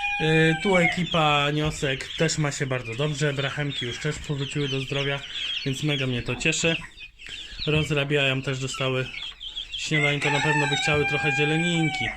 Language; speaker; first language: Polish; native; Polish